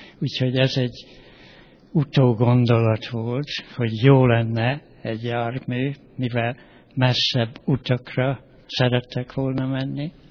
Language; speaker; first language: Hungarian; native; Hungarian